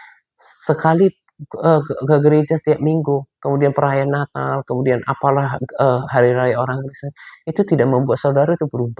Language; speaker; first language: Indonesian; native; Indonesian